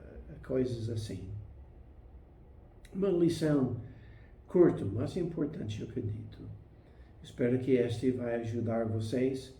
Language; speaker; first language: Portuguese; non-native, fluent; English